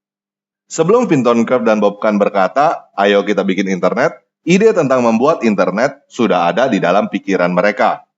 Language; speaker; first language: Indonesian; native; Indonesian